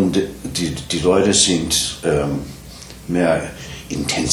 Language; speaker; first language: German; non-native, learner; English